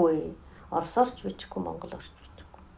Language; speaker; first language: Mongolian; non-native, fluent; Russian